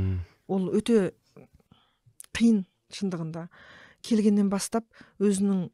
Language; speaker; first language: Kazakh; early bilingual, heritage; Kazakh